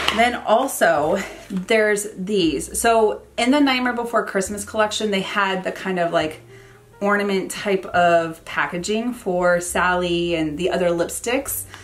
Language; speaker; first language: English; native; English